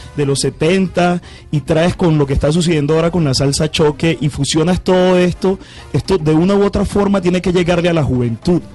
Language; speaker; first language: Spanish; native; Spanish